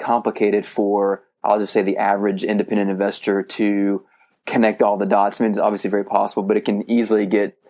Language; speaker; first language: English; native; English